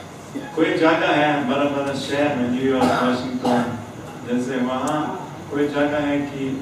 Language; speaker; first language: Hindi; non-native, fluent; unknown